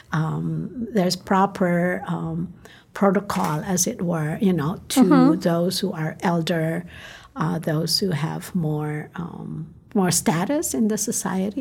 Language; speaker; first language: English; non-native, local second language; Filipino